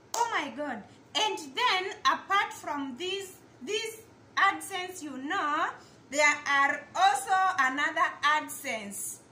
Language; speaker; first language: English; non-native, local second language; Kamba